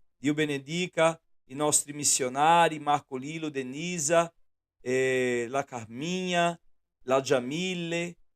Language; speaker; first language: Italian; non-native, fluent; Portuguese